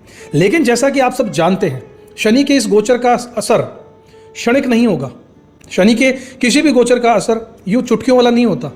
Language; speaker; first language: Hindi; native; Hindi